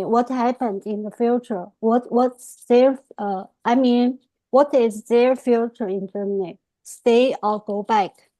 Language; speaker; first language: English; non-native, fluent; Chinese